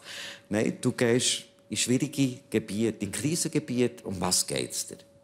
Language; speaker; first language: German; native; German